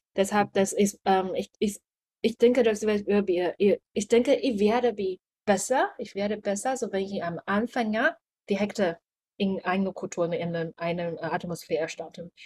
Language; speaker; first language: German; non-native, learner; Chinese